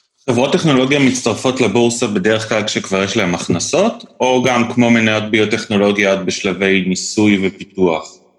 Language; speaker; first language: Hebrew; native; Hebrew